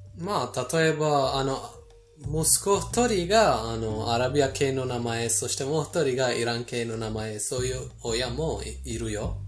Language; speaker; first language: Japanese; non-native, fluent; Persian